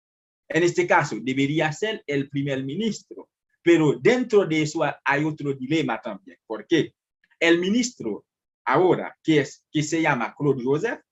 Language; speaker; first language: Spanish; non-native, fluent; Haitian Creole